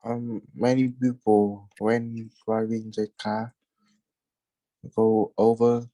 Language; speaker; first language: English; non-native, learner; Vietnamese